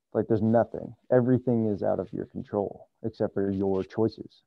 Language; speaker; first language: English; native; English